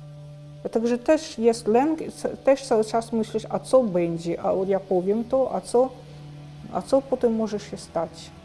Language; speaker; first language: Polish; non-native, fluent; Russian